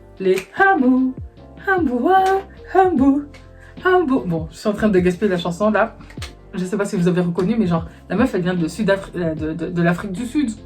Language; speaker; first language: French; native; French